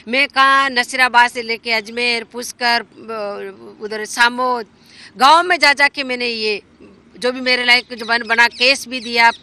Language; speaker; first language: Hindi; native; Hindi